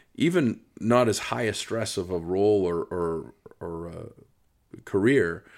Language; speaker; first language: English; native; English